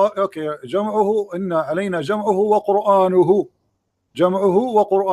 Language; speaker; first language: Arabic; native; Arabic